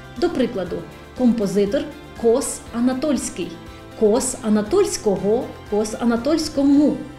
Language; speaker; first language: Ukrainian; native; Ukrainian